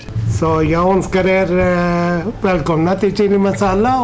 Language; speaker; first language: Swedish; non-native, fluent; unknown